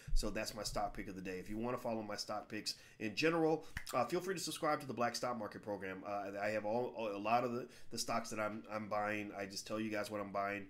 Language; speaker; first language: English; native; English